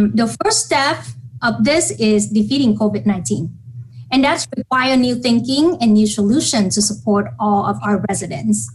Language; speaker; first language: English; non-native, fluent; Vietnamese